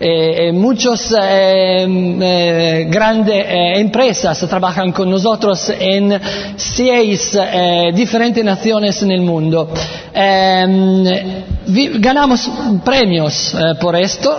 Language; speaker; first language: Spanish; non-native, learner; Italian